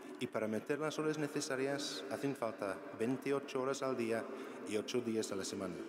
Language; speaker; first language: Spanish; non-native, fluent; English